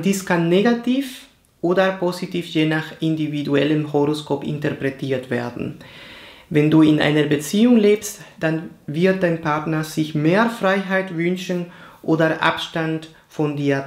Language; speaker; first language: German; non-native, fluent; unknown